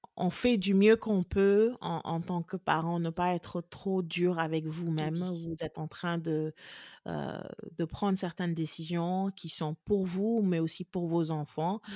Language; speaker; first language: French; non-native, local second language; Wolof